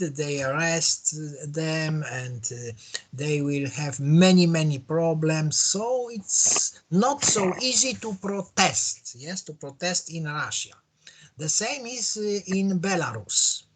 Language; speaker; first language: English; non-native, learner; Polish